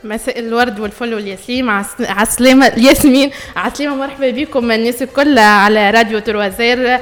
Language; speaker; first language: Arabic; native; Arabic